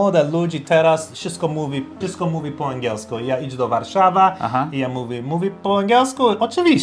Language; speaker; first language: Polish; non-native, learner; English